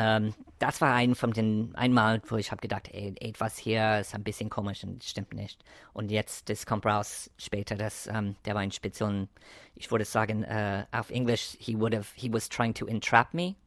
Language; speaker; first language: German; non-native, fluent; English